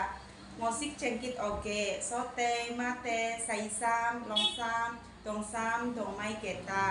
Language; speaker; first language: Cantonese; non-native, learner; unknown